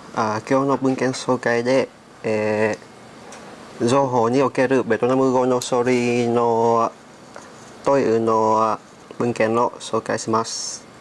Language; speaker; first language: Japanese; non-native, learner; Vietnamese